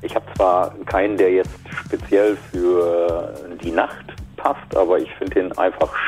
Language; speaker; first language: German; native; German